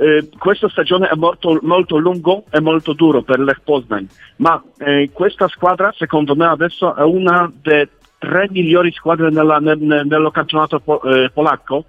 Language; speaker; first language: Italian; non-native, learner; Polish